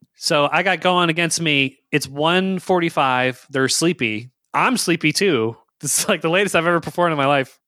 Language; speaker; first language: English; native; English